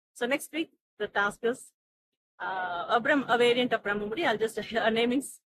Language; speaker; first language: English; non-native, local second language; Tamil